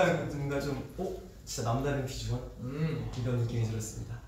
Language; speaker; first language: Korean; native; Korean